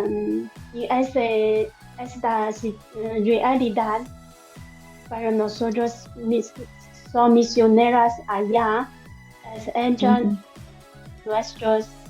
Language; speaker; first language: Spanish; non-native, learner; Chinese